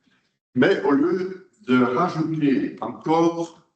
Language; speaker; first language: French; non-native, local second language; Dutch